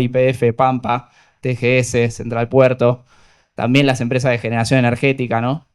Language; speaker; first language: Spanish; native; Spanish